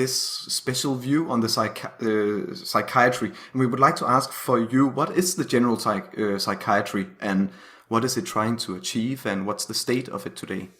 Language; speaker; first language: English; non-native, fluent; Danish